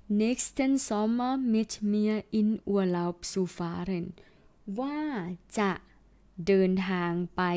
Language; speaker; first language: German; non-native, fluent; Thai